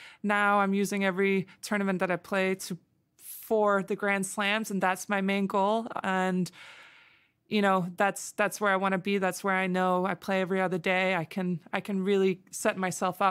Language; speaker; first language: English; non-native, fluent; Danish